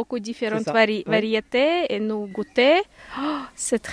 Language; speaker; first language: French; non-native, learner; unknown